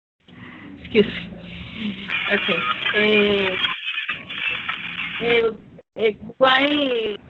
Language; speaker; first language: English; non-native, learner; Spanish